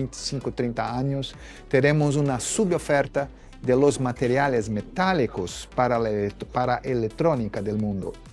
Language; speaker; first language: Spanish; non-native, fluent; Portuguese